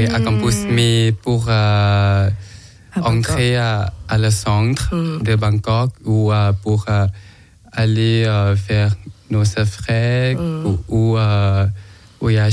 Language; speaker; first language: French; non-native, learner; Thai